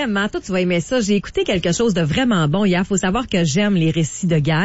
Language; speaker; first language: French; native; French